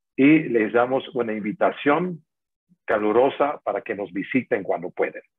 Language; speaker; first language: Spanish; non-native, fluent; French